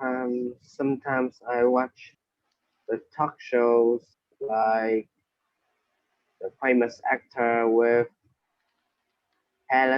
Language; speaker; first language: English; non-native, learner; Vietnamese